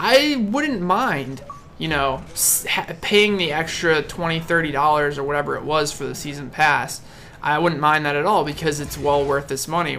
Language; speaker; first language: English; native; English